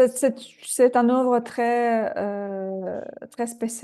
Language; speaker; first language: French; non-native, fluent; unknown